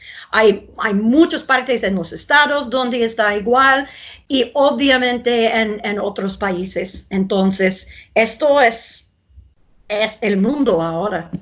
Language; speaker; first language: Spanish; non-native, fluent; English